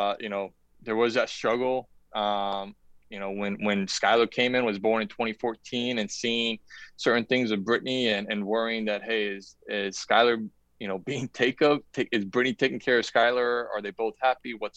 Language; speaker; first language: English; native; English